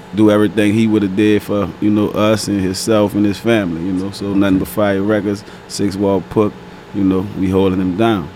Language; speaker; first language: English; native; English